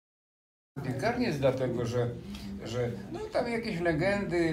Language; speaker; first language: Polish; native; Polish